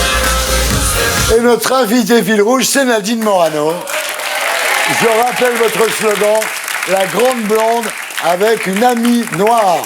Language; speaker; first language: French; native; French